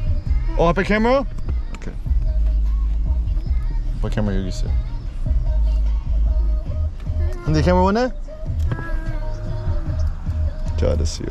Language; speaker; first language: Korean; early bilingual, heritage; English